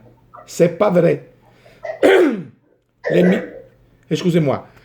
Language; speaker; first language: French; non-native, fluent; Italian